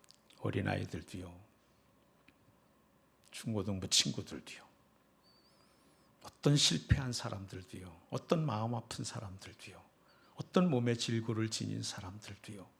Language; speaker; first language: Korean; native; Korean